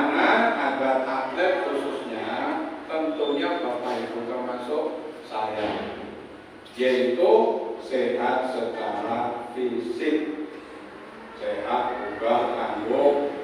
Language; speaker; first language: Indonesian; non-native, local second language; Javanese